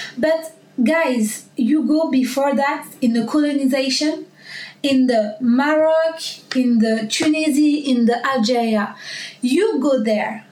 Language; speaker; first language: English; non-native, learner; French